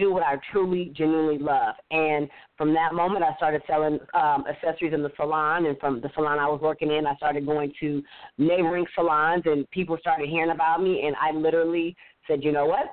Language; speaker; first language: English; native; English